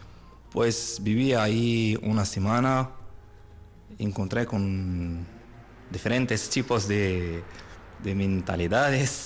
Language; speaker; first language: Spanish; non-native, learner; Arabic